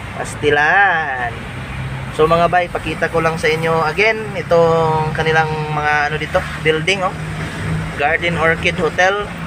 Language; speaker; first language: Filipino; non-native, local second language; Cebuano